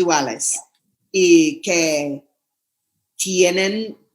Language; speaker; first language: Spanish; non-native, fluent; English